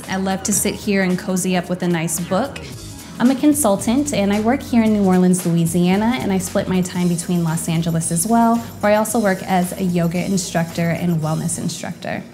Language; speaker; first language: English; native; English